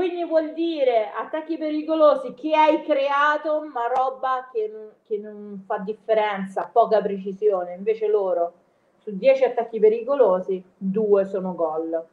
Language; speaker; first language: Italian; native; Italian